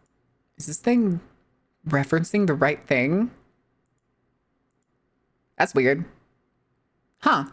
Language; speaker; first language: English; native; English